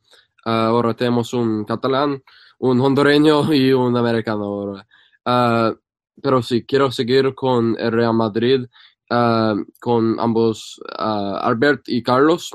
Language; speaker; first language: Spanish; non-native, fluent; English